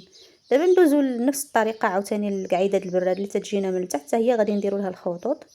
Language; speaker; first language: Arabic; native; Arabic